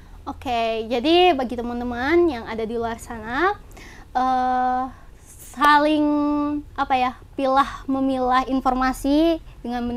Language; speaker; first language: Indonesian; native; Indonesian